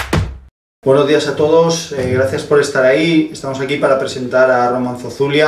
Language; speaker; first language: Spanish; native; Spanish